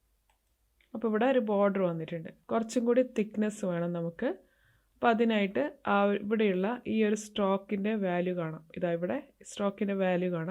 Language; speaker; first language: Malayalam; native; Malayalam